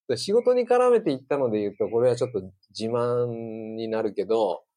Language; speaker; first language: Japanese; native; Japanese